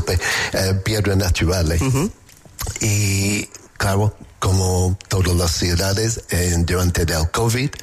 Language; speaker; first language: Spanish; non-native, learner; English